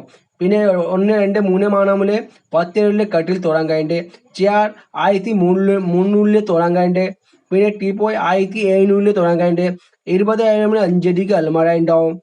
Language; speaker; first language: Malayalam; non-native, learner; Hindi